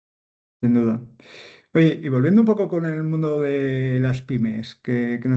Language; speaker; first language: Spanish; native; Spanish